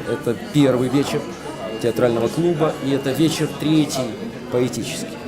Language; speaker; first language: Russian; native; Russian